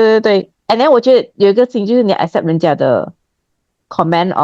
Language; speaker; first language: Chinese; native; Chinese